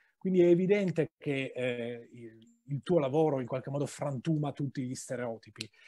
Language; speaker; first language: Italian; native; Italian